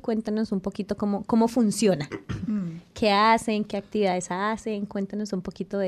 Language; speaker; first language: Spanish; native; Spanish